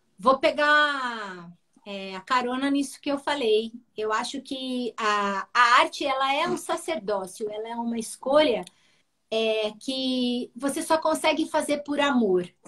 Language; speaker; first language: Portuguese; early bilingual, heritage; Portuguese